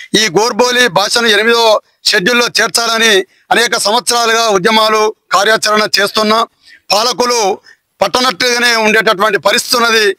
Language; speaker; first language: Telugu; non-native, local second language; Lambadi